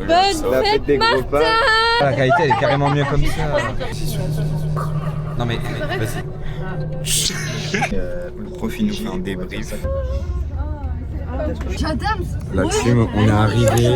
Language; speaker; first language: French; native; French